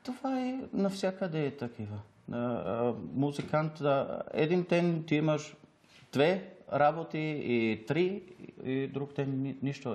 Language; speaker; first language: Bulgarian; non-native, learner; German